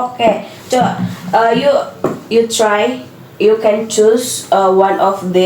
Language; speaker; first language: English; non-native, learner; Indonesian